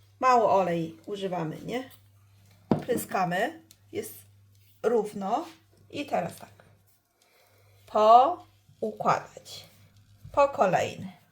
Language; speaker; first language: Polish; non-native, learner; Chinese